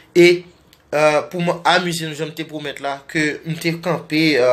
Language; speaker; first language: French; non-native, learner; Portuguese